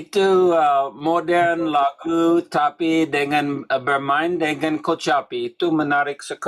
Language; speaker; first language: Indonesian; non-native, learner; English